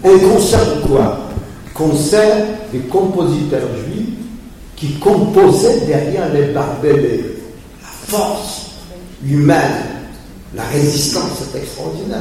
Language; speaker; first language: French; early bilingual, other home language; Polish